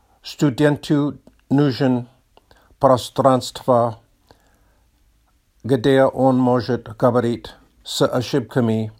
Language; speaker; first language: Russian; non-native, learner; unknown